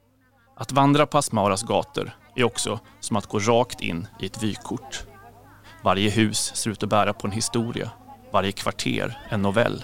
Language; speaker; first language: Swedish; native; Swedish